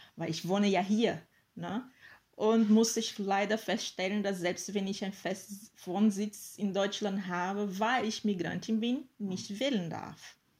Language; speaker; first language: German; non-native, fluent; Portuguese